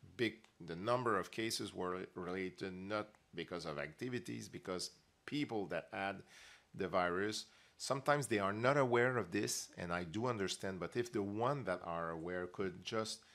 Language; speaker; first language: English; non-native, fluent; French